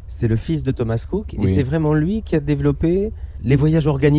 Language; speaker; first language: French; native; French